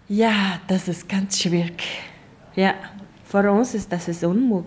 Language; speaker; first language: German; non-native, learner; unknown